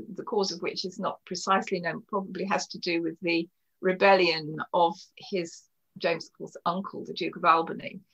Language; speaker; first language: English; native; English